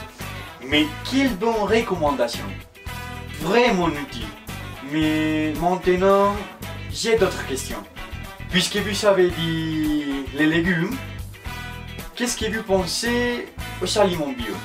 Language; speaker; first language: French; non-native, learner; Spanish